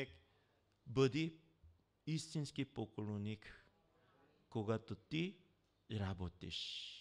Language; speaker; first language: Bulgarian; non-native, learner; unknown